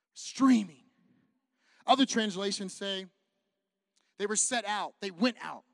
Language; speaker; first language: English; native; English